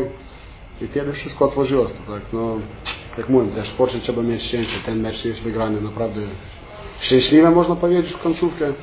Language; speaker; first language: Polish; non-native, fluent; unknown